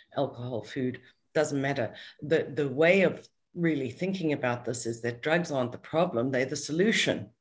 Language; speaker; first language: English; native; English